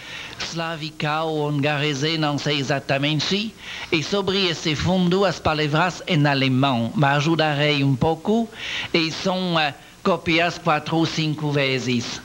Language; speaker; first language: Portuguese; non-native, learner; French